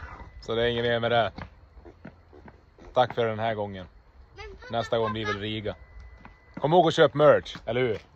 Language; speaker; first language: Swedish; native; Swedish